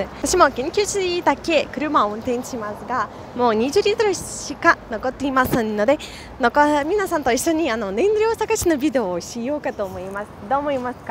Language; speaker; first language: Japanese; non-native, fluent; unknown